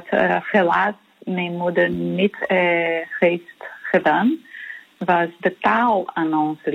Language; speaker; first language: Dutch; non-native, fluent; Portuguese